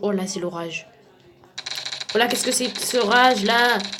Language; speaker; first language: French; native; French